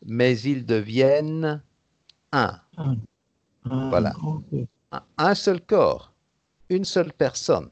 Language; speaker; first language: French; native; French